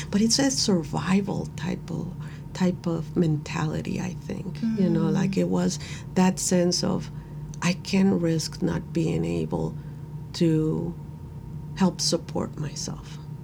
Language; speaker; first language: English; non-native, fluent; Spanish